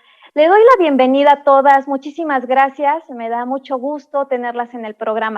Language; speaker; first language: Spanish; native; Spanish